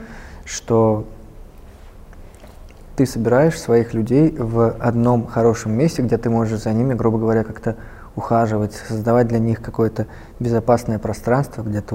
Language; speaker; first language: Russian; native; Russian